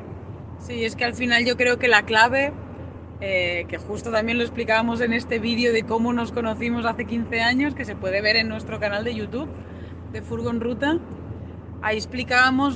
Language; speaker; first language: Spanish; native; Spanish